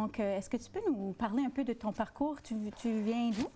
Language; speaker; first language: French; native; French